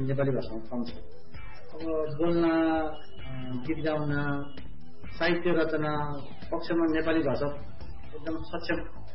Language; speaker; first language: Nepali; non-native, local second language; Gurung